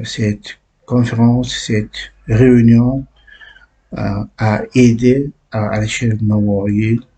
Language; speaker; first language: French; non-native, learner; Uzbek